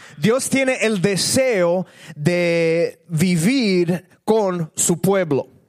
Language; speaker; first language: Spanish; early bilingual, other home language; English